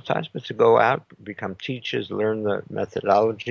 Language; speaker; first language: English; native; English